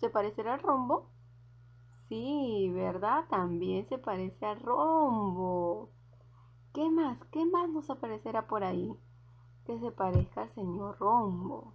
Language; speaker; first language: Spanish; native; Spanish